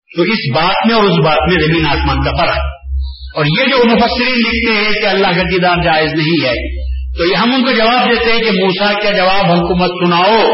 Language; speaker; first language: Urdu; native; Urdu